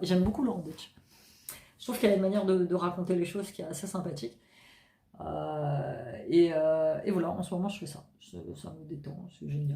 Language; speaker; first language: French; native; French